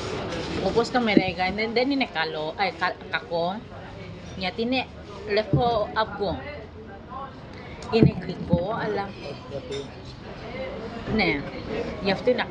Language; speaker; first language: Greek; non-native, learner; Filipino